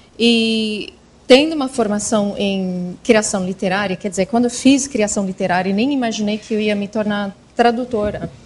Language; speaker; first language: Portuguese; non-native, fluent; English